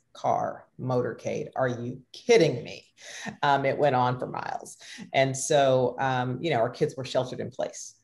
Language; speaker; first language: English; native; English